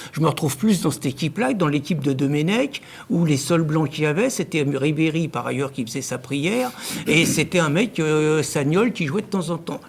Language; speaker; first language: French; native; French